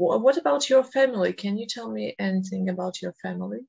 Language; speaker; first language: English; non-native, fluent; Georgian